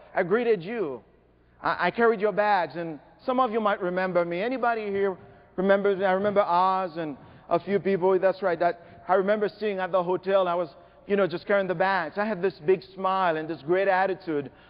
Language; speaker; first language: English; non-native, fluent; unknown